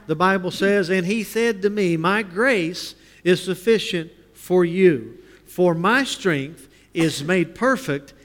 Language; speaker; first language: English; native; English